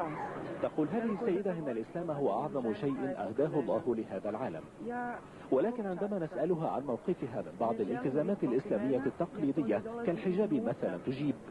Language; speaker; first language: Arabic; native; Arabic